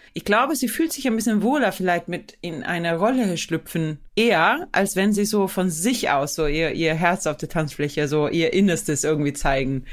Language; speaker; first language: German; non-native, fluent; Swedish